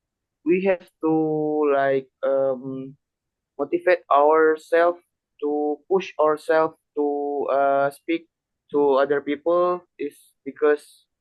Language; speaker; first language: English; non-native, learner; Indonesian